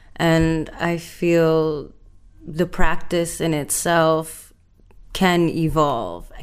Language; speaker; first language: English; non-native, fluent; Indonesian